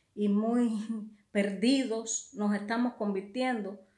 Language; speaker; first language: Spanish; native; Spanish